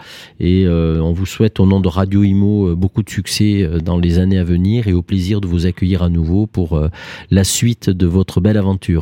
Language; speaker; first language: French; native; French